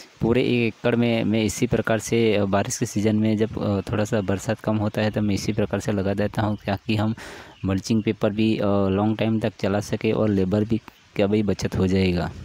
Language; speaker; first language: Hindi; native; Hindi